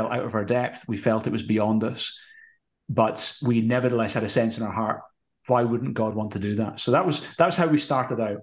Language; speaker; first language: English; native; English